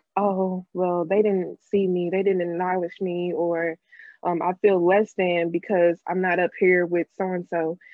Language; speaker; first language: English; native; English